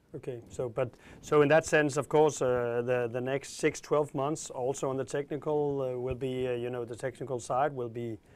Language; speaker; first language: English; non-native, fluent; Danish